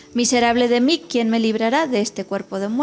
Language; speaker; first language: Spanish; native; Spanish